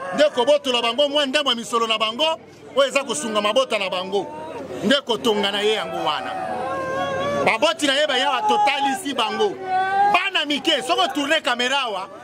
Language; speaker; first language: Lingala; native; Lingala